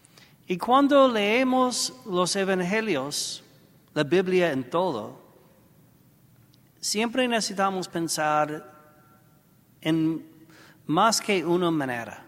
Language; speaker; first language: Spanish; non-native, learner; English